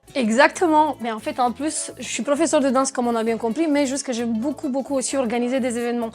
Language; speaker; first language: French; non-native, fluent; Romanian